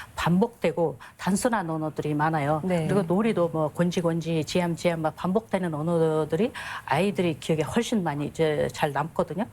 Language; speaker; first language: Korean; non-native, fluent; Kyrgyz